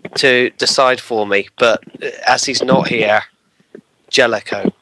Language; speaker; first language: English; native; English